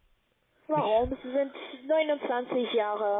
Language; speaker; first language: German; non-native, learner; Russian